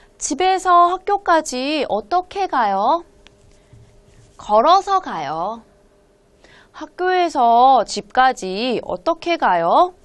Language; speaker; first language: Korean; non-native, fluent; Hmong